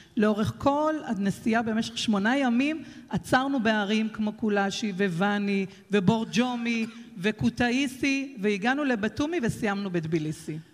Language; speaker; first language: Hebrew; early bilingual, other home language; Georgian